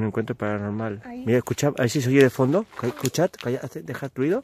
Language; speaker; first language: Spanish; native; Spanish